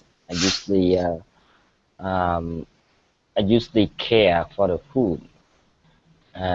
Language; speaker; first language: English; non-native, learner; Vietnamese